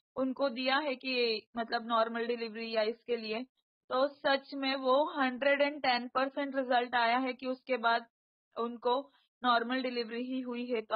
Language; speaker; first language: Hindi; non-native, local second language; Marathi